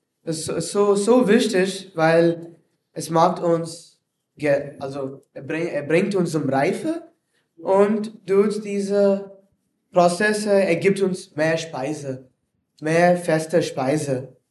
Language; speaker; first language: German; non-native, learner; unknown